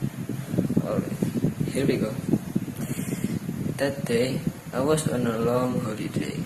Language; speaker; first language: English; non-native, learner; Indonesian